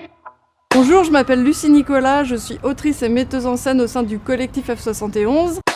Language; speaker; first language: French; native; French